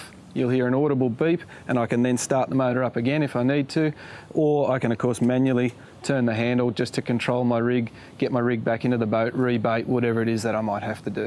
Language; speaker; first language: English; native; English